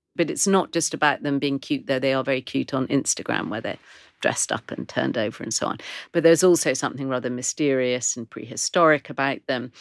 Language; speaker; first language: English; native; English